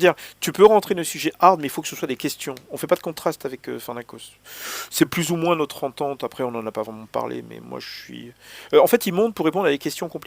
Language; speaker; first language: French; native; French